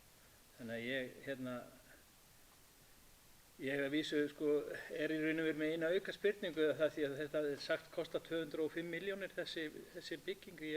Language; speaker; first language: Icelandic; native; Icelandic